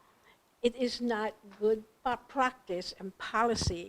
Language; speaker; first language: English; non-native, local second language; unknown